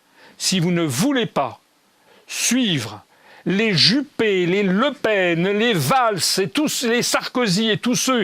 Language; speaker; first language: French; native; French